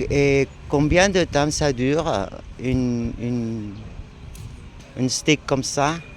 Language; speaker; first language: French; non-native, learner; Spanish